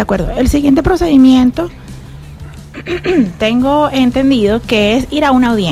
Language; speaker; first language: Spanish; native; Spanish